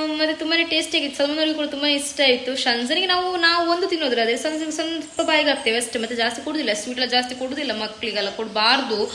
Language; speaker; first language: Kannada; non-native, local second language; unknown